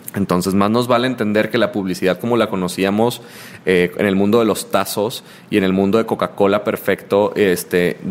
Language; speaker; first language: Spanish; native; Spanish